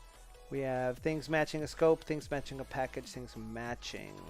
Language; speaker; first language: English; native; English